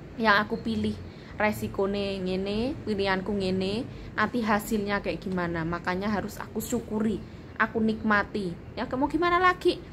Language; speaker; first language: Indonesian; non-native, local second language; Javanese